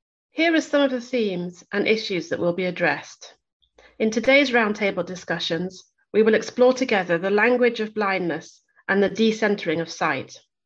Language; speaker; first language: English; native; English